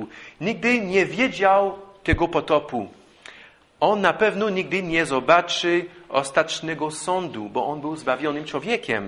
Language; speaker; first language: Polish; non-native, fluent; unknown